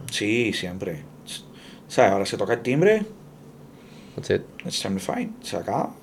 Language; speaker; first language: Spanish; early bilingual, heritage; Spanish